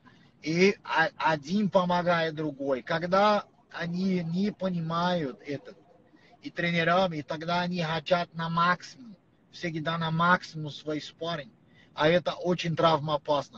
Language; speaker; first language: Russian; non-native, learner; Portuguese